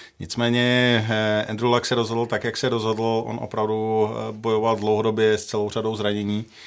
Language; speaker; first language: Czech; native; Czech